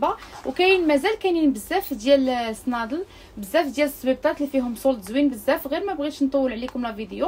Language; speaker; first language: Arabic; native; Arabic